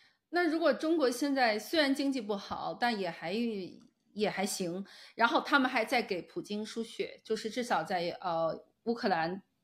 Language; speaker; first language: Chinese; native; Chinese